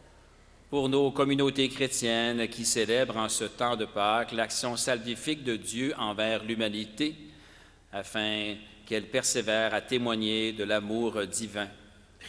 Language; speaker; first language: French; native; French